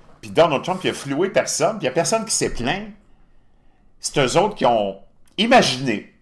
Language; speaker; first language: French; native; French